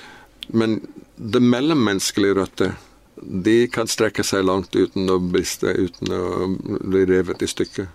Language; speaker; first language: Norwegian; non-native, fluent; English